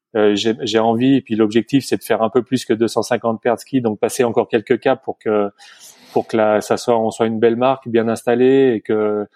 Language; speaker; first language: French; native; French